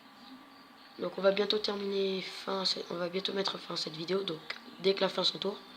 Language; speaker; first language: French; native; French